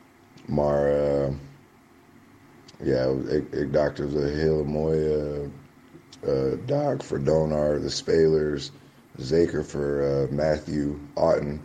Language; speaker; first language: Dutch; non-native, learner; English